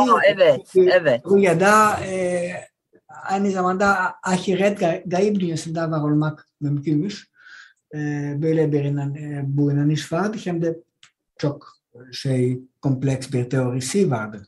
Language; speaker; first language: Turkish; non-native, learner; Greek